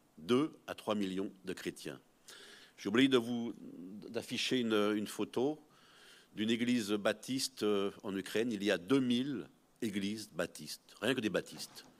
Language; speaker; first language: French; native; French